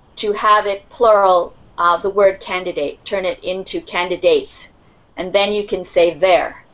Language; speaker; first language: English; native; English